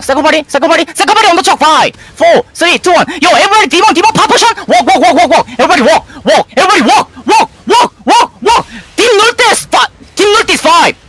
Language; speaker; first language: English; non-native, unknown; Korean